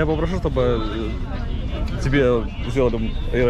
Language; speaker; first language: Russian; native; Russian